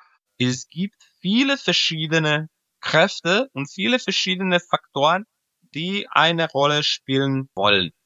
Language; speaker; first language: German; non-native, fluent; Serbian